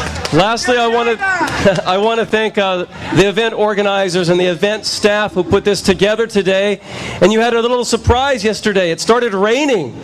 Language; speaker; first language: English; native; English